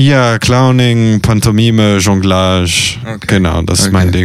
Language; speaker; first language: German; non-native, fluent; Italian